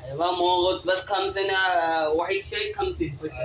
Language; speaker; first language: Arabic; non-native, learner; Bangla